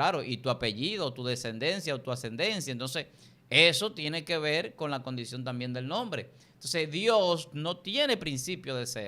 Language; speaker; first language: Spanish; native; Spanish